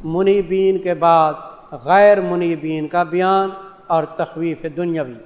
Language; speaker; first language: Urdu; non-native, local second language; Saraiki